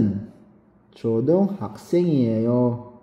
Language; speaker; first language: Korean; non-native, fluent; Filipino